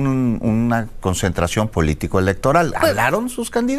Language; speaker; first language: Spanish; native; Spanish